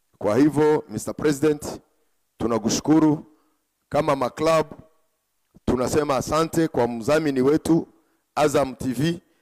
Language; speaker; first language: Swahili; non-native, local second language; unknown